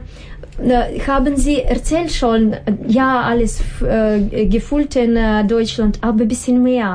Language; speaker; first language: German; non-native, learner; Russian